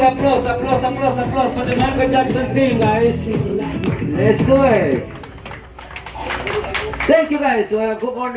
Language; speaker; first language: English; non-native, fluent; Spanish